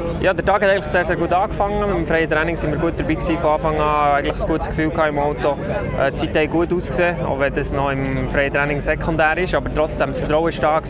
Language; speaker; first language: German; native; German